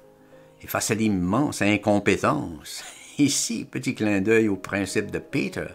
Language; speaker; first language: French; native; French